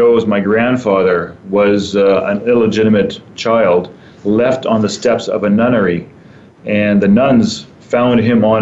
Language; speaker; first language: English; native; English